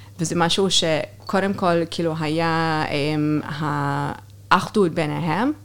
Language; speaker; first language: Hebrew; non-native, fluent; English